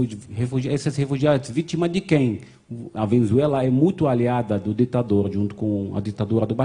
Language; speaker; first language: Portuguese; non-native, fluent; Arabic